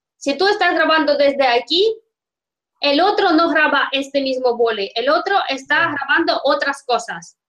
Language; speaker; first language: Spanish; non-native, fluent; Russian